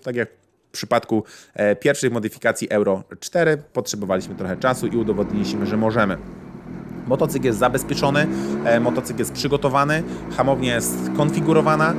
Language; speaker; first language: Polish; native; Polish